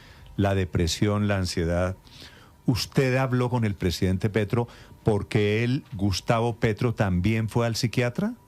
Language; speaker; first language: Spanish; native; Spanish